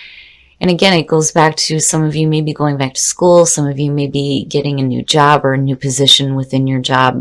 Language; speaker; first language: English; native; English